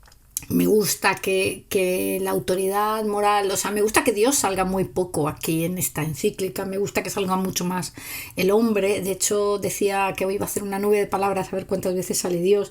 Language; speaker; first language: Spanish; native; Spanish